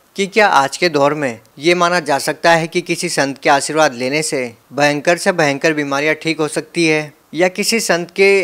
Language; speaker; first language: Hindi; native; Hindi